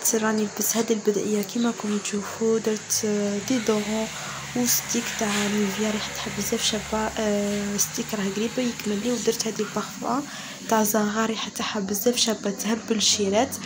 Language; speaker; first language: Arabic; early bilingual, heritage; Arabic